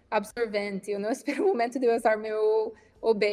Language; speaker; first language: Portuguese; non-native, fluent; English